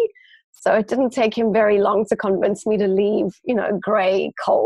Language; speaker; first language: English; native; English